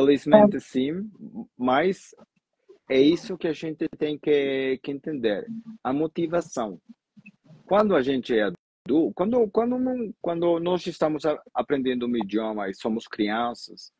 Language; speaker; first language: Portuguese; non-native, fluent; Spanish